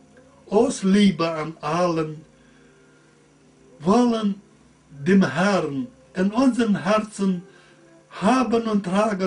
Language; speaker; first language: German; early bilingual, heritage; German